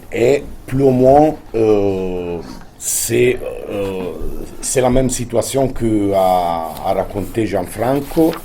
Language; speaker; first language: French; non-native, fluent; Italian